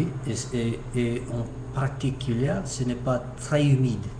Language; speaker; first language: French; non-native, learner; English